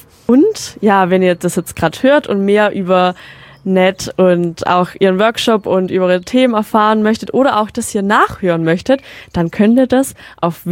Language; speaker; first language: German; native; German